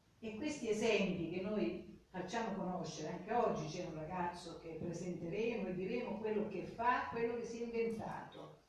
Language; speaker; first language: Italian; native; Italian